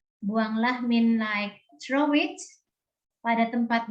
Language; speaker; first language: Indonesian; native; Indonesian